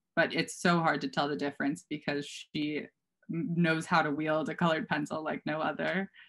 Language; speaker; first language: English; native; English